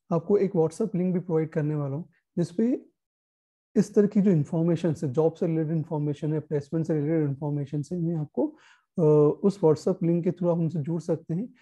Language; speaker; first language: Hindi; native; Hindi